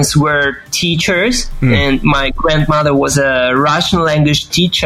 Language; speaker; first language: English; non-native, fluent; Ukrainian